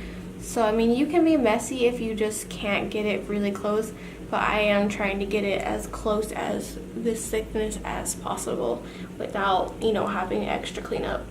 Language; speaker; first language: English; native; English